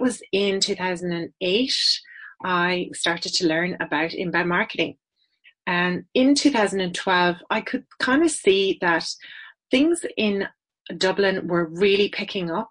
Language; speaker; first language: English; native; English